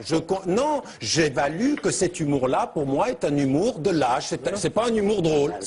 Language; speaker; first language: French; early bilingual, heritage; French